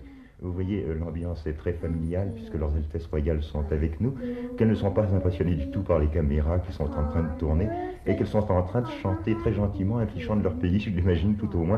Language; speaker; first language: French; native; French